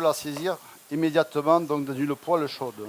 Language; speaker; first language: French; native; French